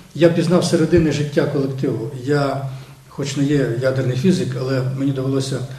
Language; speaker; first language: Ukrainian; native; Ukrainian